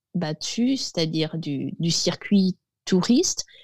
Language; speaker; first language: French; native; French